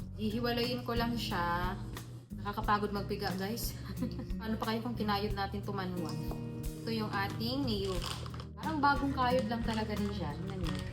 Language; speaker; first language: Filipino; non-native, local second language; Hiligaynon